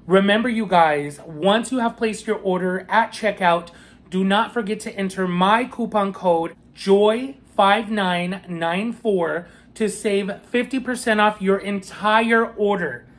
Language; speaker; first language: English; native; English